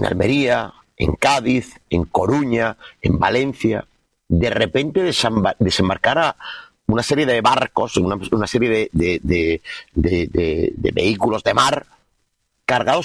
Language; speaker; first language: Spanish; native; Spanish